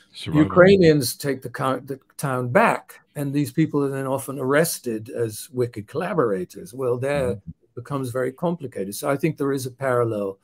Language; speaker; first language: English; non-native, fluent; Dutch